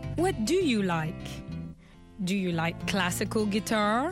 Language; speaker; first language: English; non-native, fluent; French